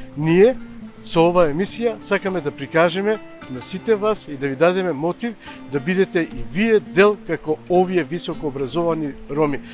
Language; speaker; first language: Macedonian; non-native, local second language; Romany